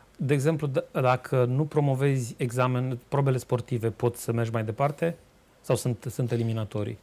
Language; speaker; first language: Romanian; native; Romanian